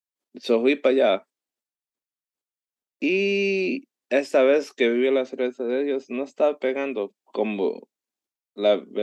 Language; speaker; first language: Spanish; early bilingual, heritage; Spanish